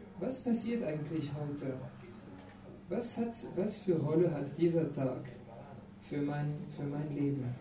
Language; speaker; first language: German; non-native, fluent; French